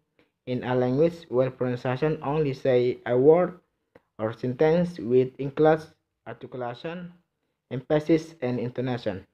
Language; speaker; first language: English; non-native, learner; Indonesian